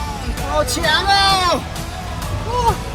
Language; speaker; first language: Chinese; native; Chinese